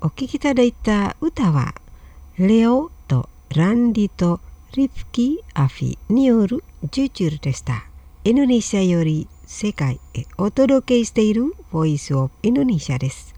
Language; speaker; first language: Japanese; non-native, fluent; Indonesian